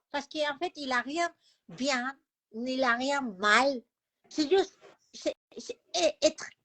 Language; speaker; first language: French; non-native, fluent; Spanish